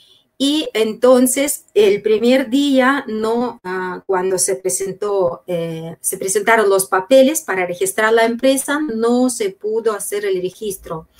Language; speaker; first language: Spanish; non-native, fluent; Russian